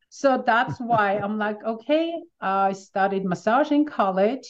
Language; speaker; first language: English; non-native, fluent; Armenian